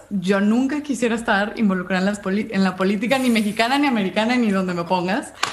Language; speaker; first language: Spanish; native; Spanish